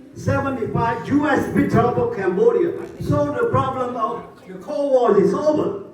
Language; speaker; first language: English; non-native, learner; Khmer